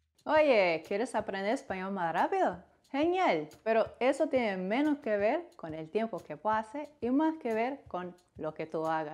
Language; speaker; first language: Spanish; non-native, fluent; English